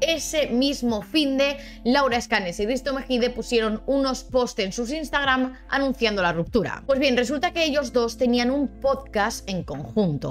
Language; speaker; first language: Spanish; native; Spanish